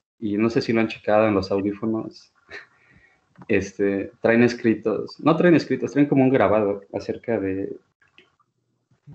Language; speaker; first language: Spanish; native; Spanish